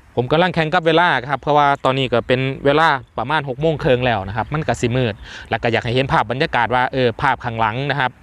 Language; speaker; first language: Thai; non-native, local second language; Northeastern Thai